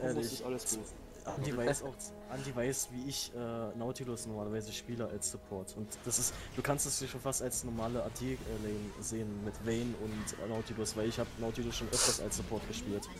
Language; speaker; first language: German; native; German